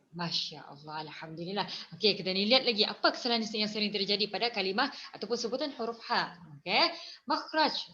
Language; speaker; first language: Malay; native; Malay